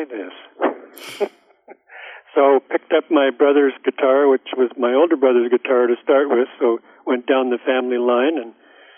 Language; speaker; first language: English; native; English